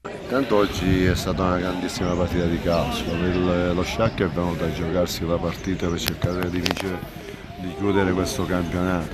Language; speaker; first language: Italian; native; Italian